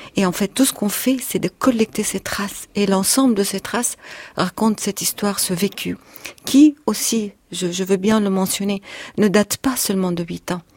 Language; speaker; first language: French; non-native, fluent; Arabic